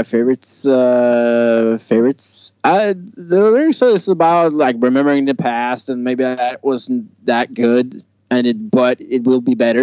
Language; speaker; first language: English; non-native, fluent; Norwegian